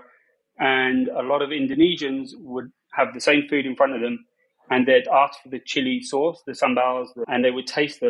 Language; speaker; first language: English; native; English